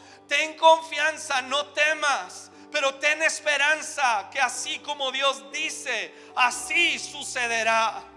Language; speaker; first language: Spanish; native; Spanish